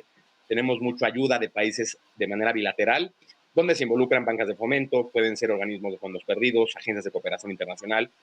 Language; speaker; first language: Spanish; native; Spanish